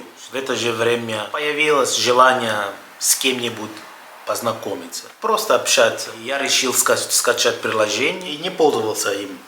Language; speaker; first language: Russian; non-native, fluent; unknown